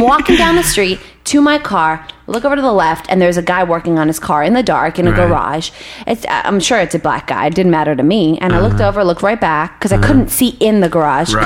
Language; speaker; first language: English; early bilingual, other home language; Hebrew